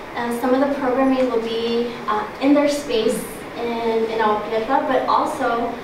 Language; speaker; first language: English; native; English